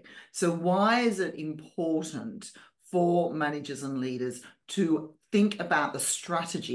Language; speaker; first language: English; native; English